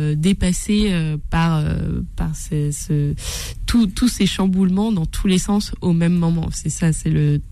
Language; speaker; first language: French; native; French